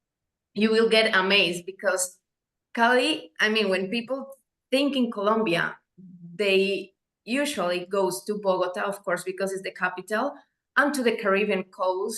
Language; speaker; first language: English; non-native, fluent; Spanish